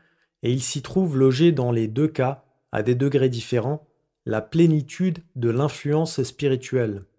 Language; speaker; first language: French; native; French